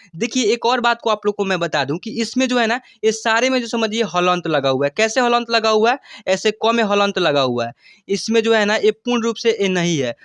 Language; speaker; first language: Hindi; native; Hindi